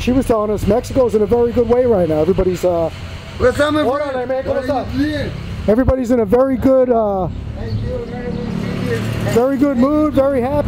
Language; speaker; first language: English; native; English